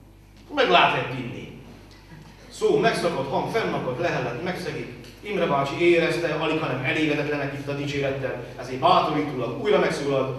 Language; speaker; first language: Hungarian; native; Hungarian